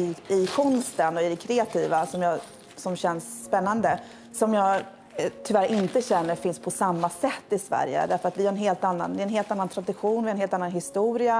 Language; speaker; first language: Swedish; native; Swedish